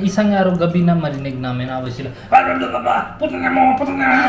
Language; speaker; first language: Filipino; non-native, learner; Hindi